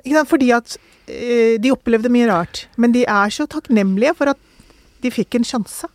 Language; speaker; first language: Norwegian; early bilingual, other home language; Urdu